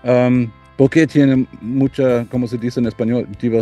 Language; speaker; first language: Spanish; non-native, learner; German